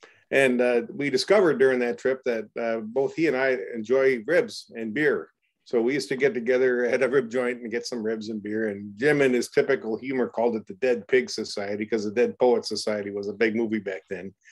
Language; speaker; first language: English; native; English